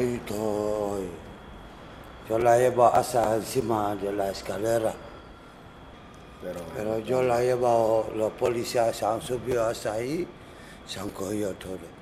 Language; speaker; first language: Spanish; non-native, learner; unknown